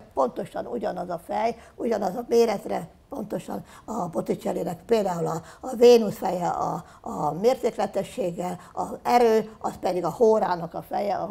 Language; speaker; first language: Hungarian; native; Hungarian